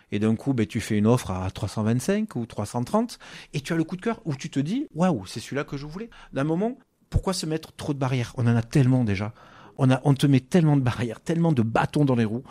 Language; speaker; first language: French; native; French